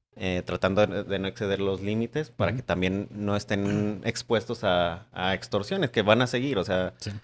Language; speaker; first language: Spanish; native; Spanish